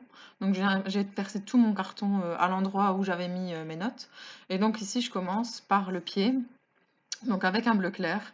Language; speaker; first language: French; native; French